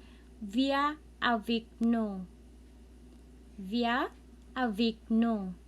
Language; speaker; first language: French; non-native, learner; Cebuano